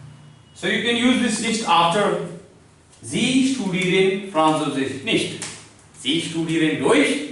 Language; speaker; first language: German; non-native, learner; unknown